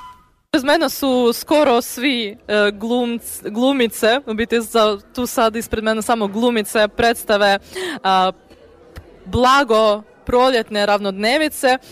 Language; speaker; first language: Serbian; non-native, fluent; Ukrainian